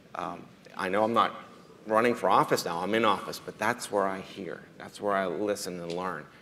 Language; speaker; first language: English; native; English